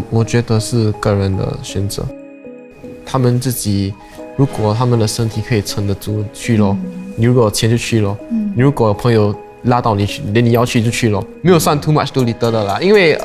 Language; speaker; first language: Chinese; non-native, local second language; English